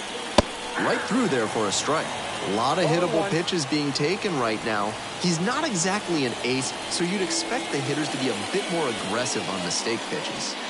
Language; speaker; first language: English; native; English